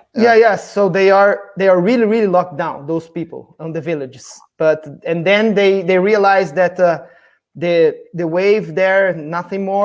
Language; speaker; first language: English; non-native, fluent; Portuguese